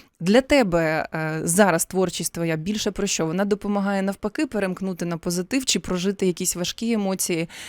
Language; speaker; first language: Ukrainian; native; Ukrainian